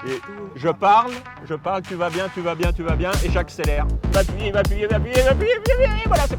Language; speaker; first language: French; native; French